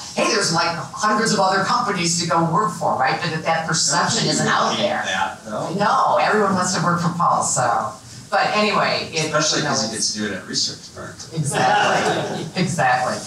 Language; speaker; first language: English; native; English